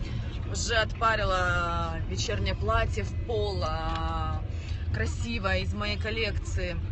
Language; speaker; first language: Russian; native; Russian